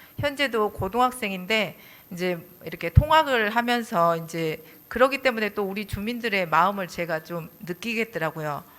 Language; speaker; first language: Korean; native; Korean